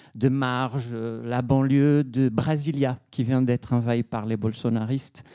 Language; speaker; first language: French; non-native, fluent; Portuguese